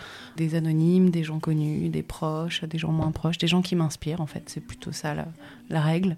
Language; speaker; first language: French; native; French